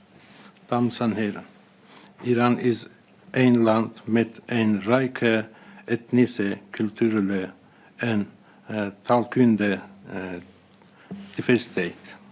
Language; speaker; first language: Dutch; non-native, fluent; Azerbaijani